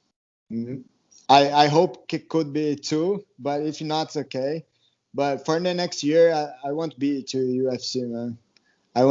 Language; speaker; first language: English; non-native, learner; Portuguese